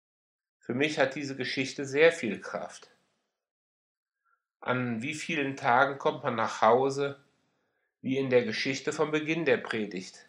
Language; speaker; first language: German; native; German